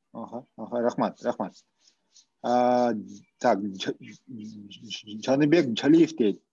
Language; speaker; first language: Kyrgyz; non-native, local second language; Russian